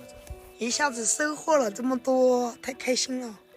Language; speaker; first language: Chinese; native; Chinese